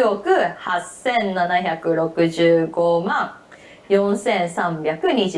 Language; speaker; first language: Japanese; non-native, learner; Indonesian